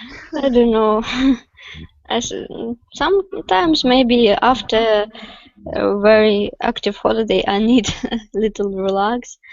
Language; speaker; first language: English; non-native, learner; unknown